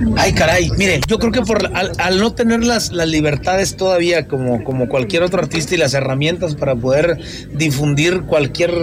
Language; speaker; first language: Spanish; native; Spanish